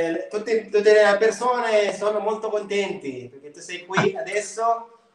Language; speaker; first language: Italian; non-native, learner; Filipino